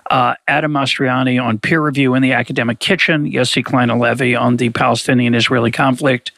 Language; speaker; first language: English; native; English